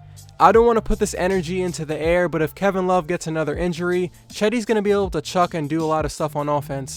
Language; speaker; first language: English; native; English